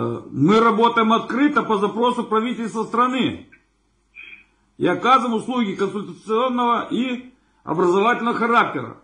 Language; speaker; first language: Russian; native; Russian